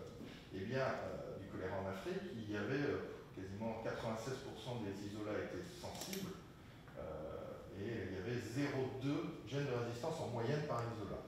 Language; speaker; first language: French; native; French